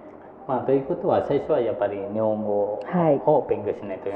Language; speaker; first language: Japanese; non-native, fluent; Indonesian